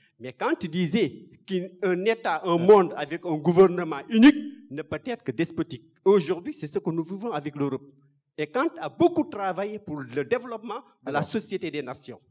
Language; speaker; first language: French; non-native, local second language; Wolof